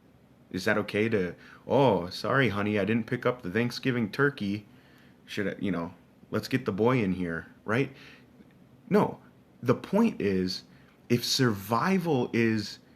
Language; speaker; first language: English; native; English